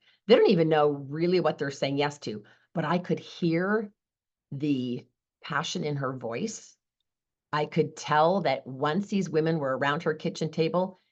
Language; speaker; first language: English; native; English